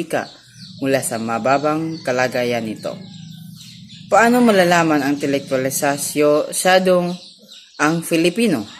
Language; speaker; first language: Filipino; non-native, local second language; Cebuano